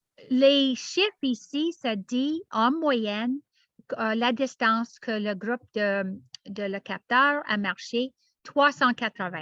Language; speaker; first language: French; non-native, learner; English